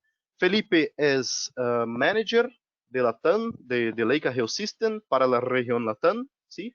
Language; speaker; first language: Spanish; non-native, local second language; Portuguese